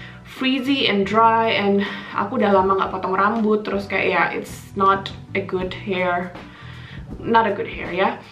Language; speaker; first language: English; non-native, fluent; Indonesian